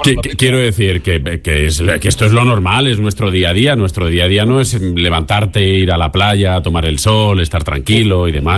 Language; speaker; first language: Spanish; native; Spanish